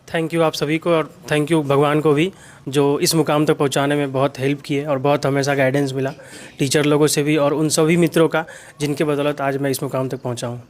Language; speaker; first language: Hindi; native; Hindi